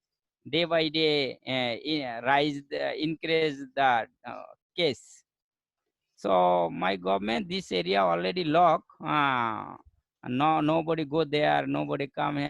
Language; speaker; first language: English; non-native, learner; Bangla